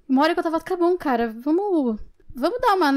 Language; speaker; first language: Portuguese; native; Portuguese